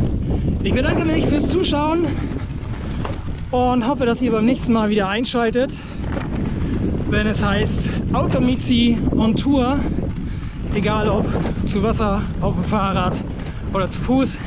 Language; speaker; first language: German; native; German